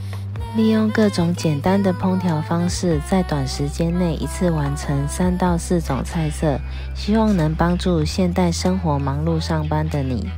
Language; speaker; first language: Chinese; native; Chinese